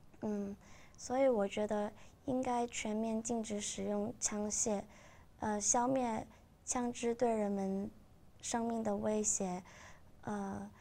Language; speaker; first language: Chinese; non-native, local second language; Cantonese